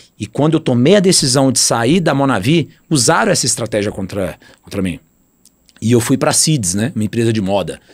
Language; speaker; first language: Portuguese; native; Portuguese